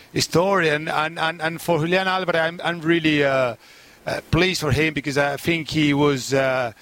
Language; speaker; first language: English; non-native, fluent; Spanish